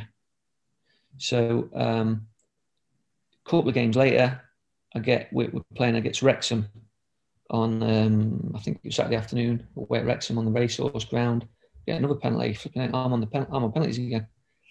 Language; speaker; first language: English; native; English